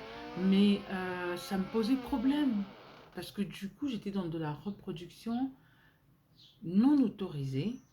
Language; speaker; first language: French; native; French